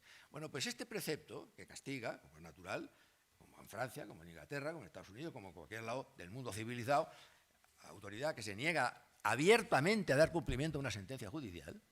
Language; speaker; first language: Spanish; native; Spanish